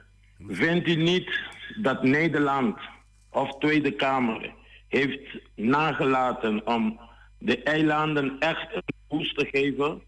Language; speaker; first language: Dutch; non-native, local second language; Papiamento